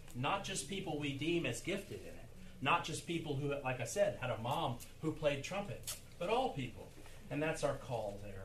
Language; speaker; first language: English; native; English